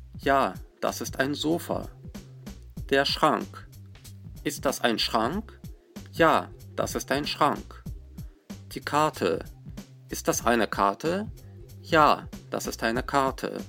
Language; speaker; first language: German; non-native, fluent; Russian